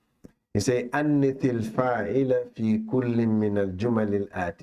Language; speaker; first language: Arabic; non-native, fluent; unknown